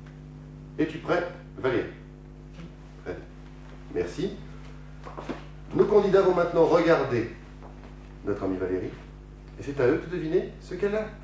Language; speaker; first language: French; native; French